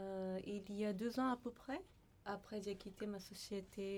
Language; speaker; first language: French; non-native, fluent; Japanese